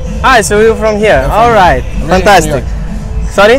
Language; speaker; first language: English; non-native, learner; Lithuanian